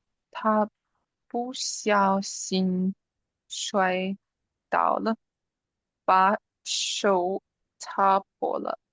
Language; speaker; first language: Chinese; non-native, learner; English